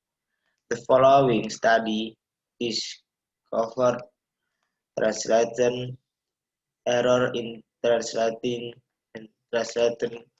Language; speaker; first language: English; non-native, learner; Indonesian